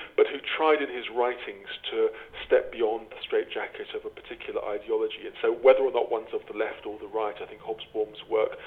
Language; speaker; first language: English; native; English